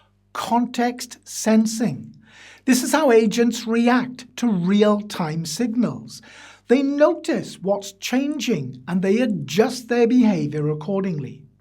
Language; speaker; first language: English; native; English